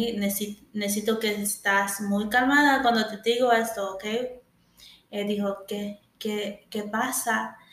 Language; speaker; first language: Spanish; early bilingual, heritage; English